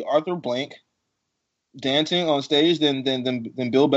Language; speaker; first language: English; native; English